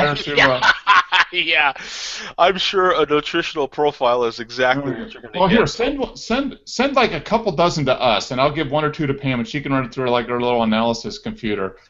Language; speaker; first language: English; native; English